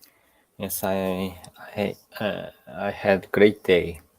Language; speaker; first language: English; non-native, learner; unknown